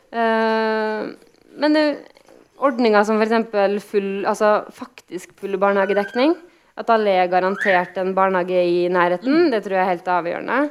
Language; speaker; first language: Norwegian; native; Norwegian